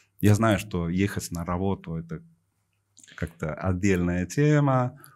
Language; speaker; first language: Russian; non-native, fluent; Spanish